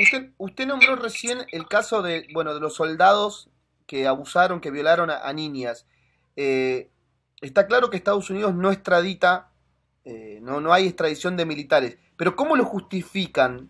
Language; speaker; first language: Spanish; native; Spanish